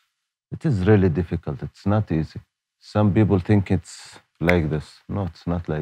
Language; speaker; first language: English; non-native, learner; Arabic